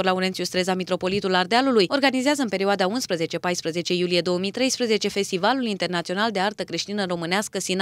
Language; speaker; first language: Romanian; native; Romanian